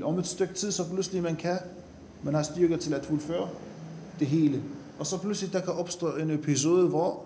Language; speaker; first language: Danish; non-native, fluent; Arabic